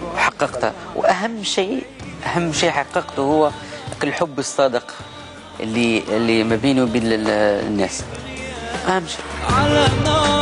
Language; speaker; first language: Arabic; native; Arabic